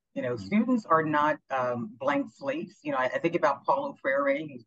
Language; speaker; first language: English; native; English